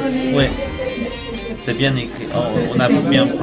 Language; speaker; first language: French; non-native, fluent; Chinese